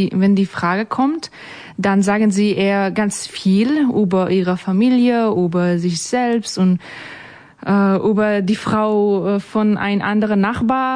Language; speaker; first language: German; non-native, learner; Persian